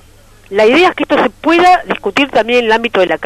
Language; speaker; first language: Spanish; native; Spanish